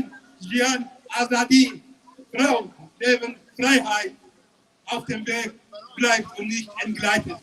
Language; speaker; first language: German; non-native, learner; Central Kurdish